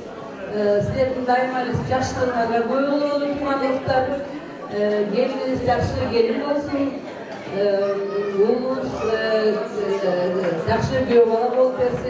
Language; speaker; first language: Kyrgyz; native; Kyrgyz